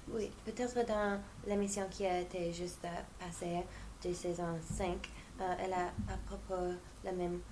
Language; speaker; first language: French; non-native, fluent; English